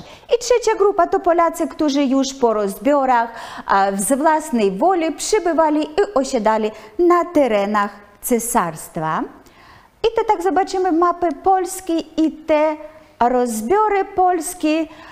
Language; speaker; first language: Polish; non-native, fluent; Ukrainian